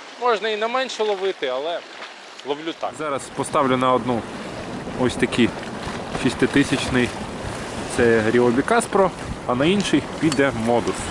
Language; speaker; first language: Ukrainian; native; Ukrainian